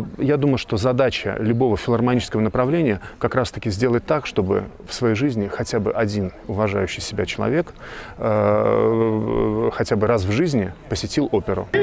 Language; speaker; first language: Russian; native; Russian